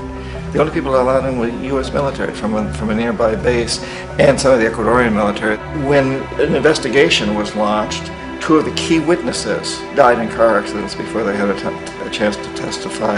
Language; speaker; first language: English; native; English